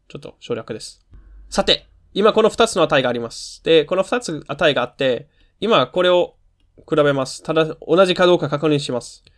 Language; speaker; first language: Japanese; non-native, fluent; German